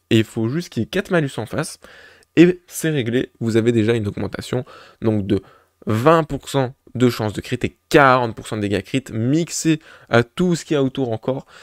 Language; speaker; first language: French; native; French